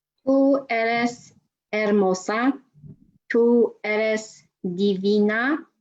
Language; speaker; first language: Spanish; non-native, learner; English